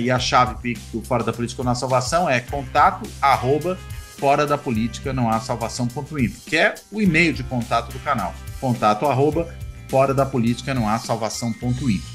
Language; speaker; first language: Portuguese; native; Portuguese